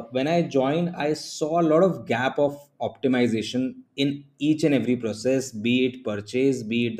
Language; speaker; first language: English; non-native, local second language; Hindi